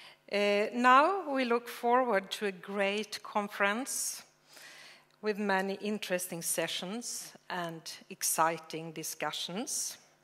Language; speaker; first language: English; non-native, fluent; Swedish